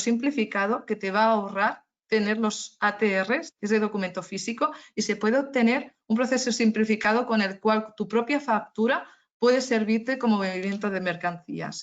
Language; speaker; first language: Spanish; native; Spanish